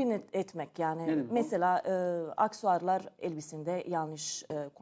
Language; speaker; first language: Turkish; non-native, learner; Serbian